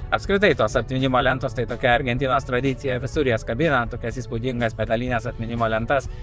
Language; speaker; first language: Lithuanian; native; Lithuanian